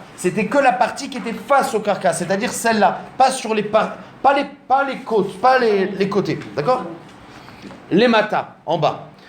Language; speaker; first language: French; native; French